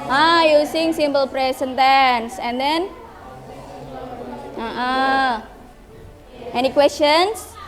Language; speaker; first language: English; non-native, learner; Indonesian